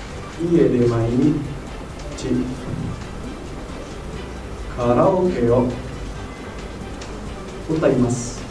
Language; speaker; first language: Japanese; non-native, learner; Indonesian